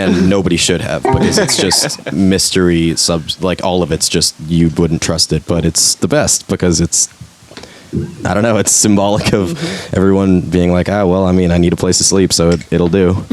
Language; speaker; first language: English; native; English